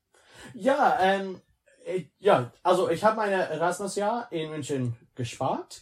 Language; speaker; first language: German; non-native, learner; English